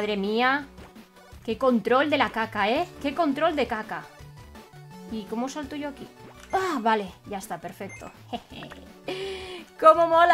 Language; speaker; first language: Spanish; native; Spanish